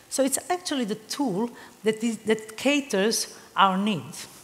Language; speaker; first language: English; non-native, fluent; Serbian